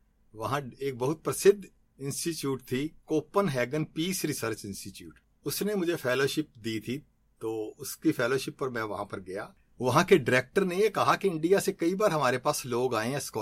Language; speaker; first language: Hindi; native; Hindi